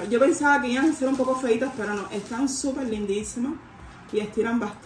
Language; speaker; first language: Spanish; native; Spanish